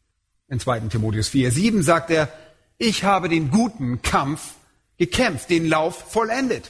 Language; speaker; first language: German; native; German